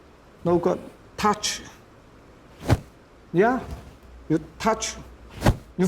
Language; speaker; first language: English; non-native, learner; Cantonese